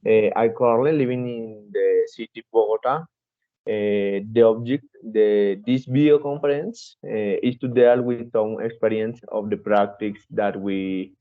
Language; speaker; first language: English; non-native, learner; Spanish